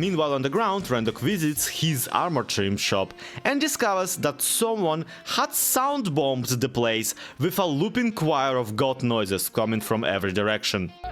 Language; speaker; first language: English; native; English